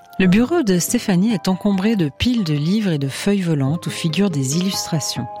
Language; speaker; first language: French; native; French